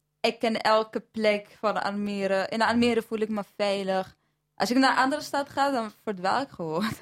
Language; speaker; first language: Dutch; non-native, fluent; Arabic